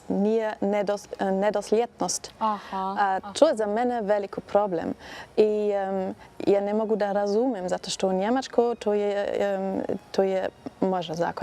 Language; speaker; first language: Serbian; non-native, learner; German